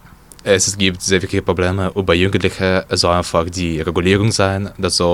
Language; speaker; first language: German; non-native, learner; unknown